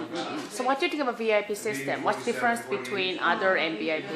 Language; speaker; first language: English; non-native, fluent; Korean